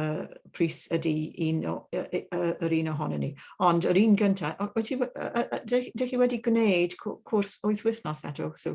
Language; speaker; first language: Welsh; non-native, learner; English